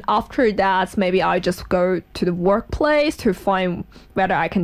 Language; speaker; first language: English; non-native, fluent; Chinese